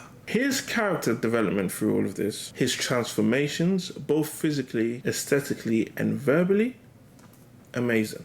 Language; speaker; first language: English; native; English